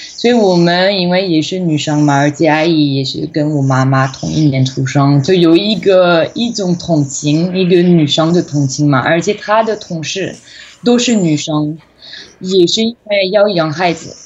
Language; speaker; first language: Chinese; non-native, fluent; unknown